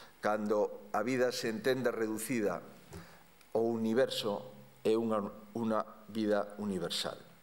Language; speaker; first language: Galician; native; Galician